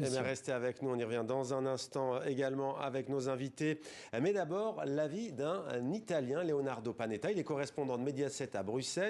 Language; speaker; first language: French; native; French